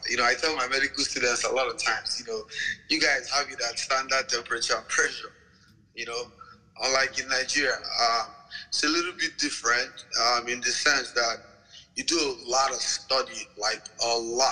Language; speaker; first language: English; non-native, local second language; Igbo